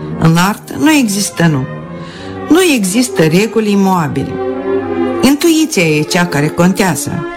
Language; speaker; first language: Romanian; non-native, local second language; Russian